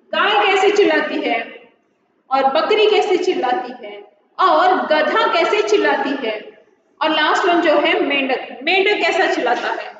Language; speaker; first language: Hindi; non-native, local second language; Tamil